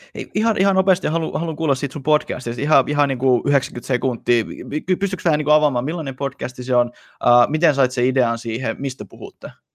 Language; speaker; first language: Finnish; native; Finnish